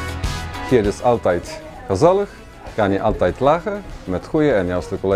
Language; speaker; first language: Dutch; non-native, learner; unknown